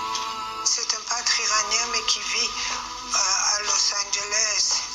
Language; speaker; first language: French; non-native, fluent; Persian